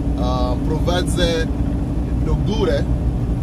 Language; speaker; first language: Polish; non-native, learner; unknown